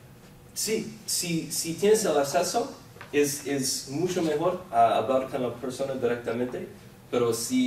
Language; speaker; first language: Spanish; non-native, fluent; English